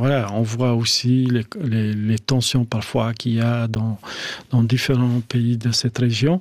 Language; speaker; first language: French; non-native, fluent; Albanian